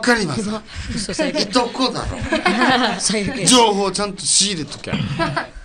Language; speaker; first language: Japanese; native; Japanese